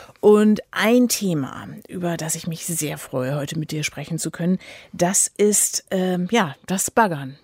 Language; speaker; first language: German; native; German